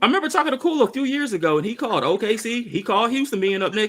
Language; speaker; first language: English; native; English